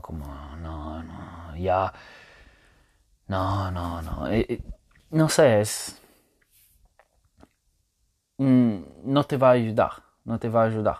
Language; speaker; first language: Spanish; non-native, fluent; Italian